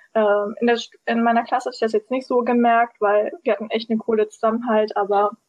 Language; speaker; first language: German; early bilingual, other home language; Turkish